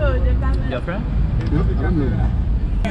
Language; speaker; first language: English; non-native, learner; Burmese